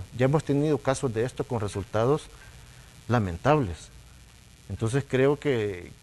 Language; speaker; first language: Spanish; native; Spanish